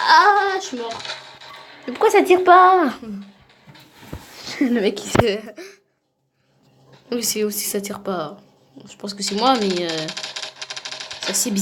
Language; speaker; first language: French; native; French